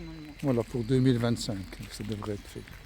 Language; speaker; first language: French; native; French